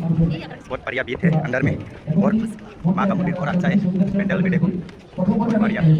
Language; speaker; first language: Hindi; non-native, local second language; Kok Borok